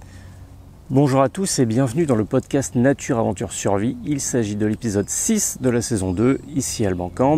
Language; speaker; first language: French; native; French